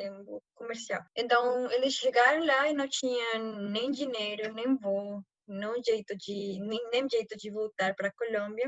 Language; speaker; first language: Portuguese; non-native, fluent; Spanish